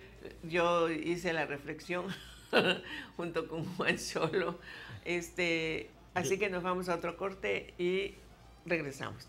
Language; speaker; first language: Spanish; native; Spanish